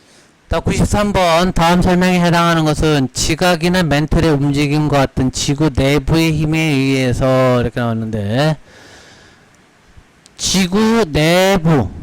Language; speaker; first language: Korean; native; Korean